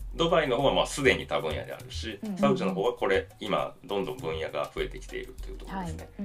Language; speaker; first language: Japanese; native; Japanese